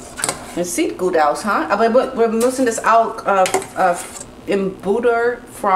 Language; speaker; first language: German; non-native, learner; English